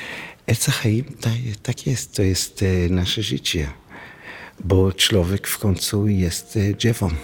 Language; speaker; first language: Polish; non-native, learner; Hebrew